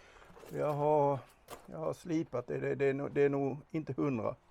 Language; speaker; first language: Swedish; native; Swedish